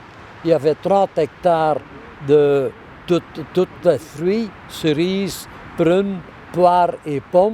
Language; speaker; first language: French; non-native, local second language; Dutch